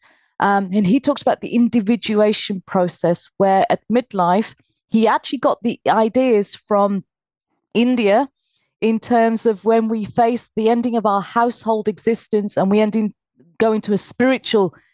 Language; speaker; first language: English; native; English